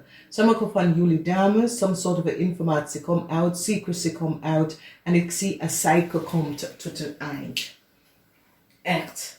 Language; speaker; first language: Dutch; non-native, fluent; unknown